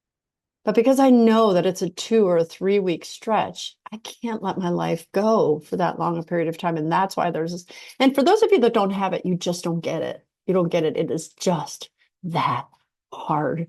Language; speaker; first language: English; native; English